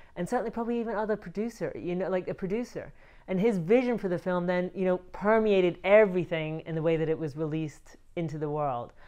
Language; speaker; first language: English; native; English